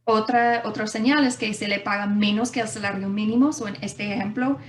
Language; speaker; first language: Spanish; non-native, fluent; English